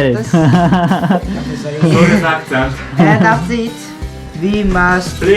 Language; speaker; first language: English; non-native, learner; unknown